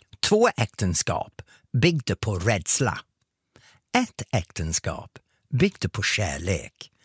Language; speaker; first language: Swedish; non-native, fluent; English